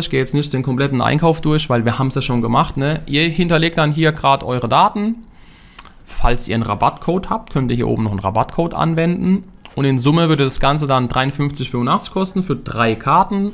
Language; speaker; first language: German; native; German